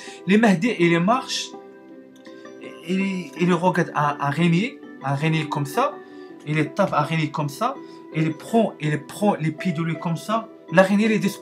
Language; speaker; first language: French; non-native, learner; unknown